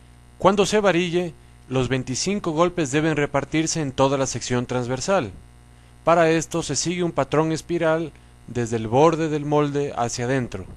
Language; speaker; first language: Spanish; native; Spanish